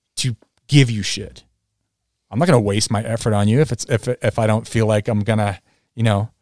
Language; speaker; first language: English; native; English